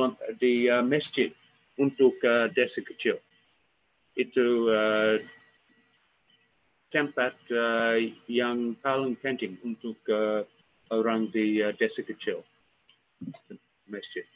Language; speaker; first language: Indonesian; non-native, fluent; English